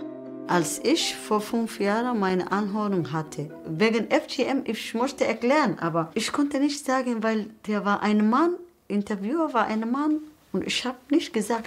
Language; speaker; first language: German; non-native, learner; Somali